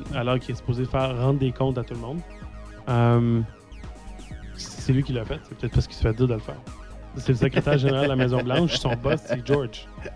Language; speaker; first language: French; native; French